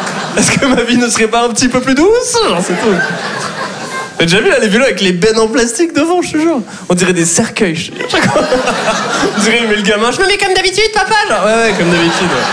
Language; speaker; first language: French; native; French